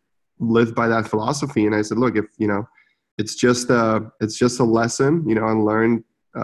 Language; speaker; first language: English; non-native, fluent; Czech